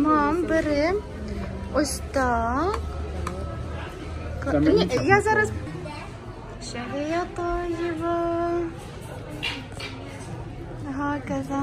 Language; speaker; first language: Arabic; non-native, fluent; Ukrainian